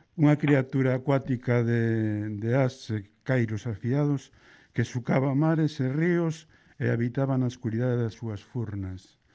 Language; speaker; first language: Galician; native; Galician